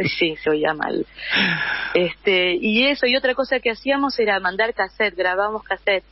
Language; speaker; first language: Spanish; early bilingual, heritage; Spanish